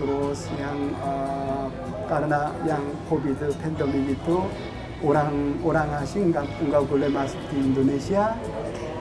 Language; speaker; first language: Indonesian; non-native, learner; Korean